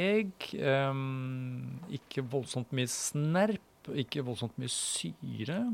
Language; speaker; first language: Norwegian; native; Norwegian